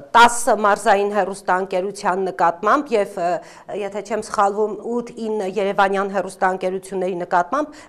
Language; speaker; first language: Armenian; native; Armenian